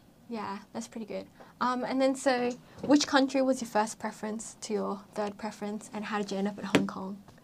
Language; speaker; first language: English; native; English